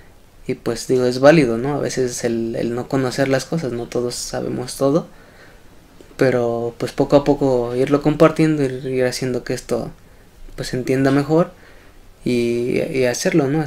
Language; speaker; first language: Spanish; native; Spanish